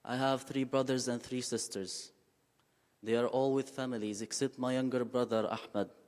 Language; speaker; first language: English; non-native, fluent; Arabic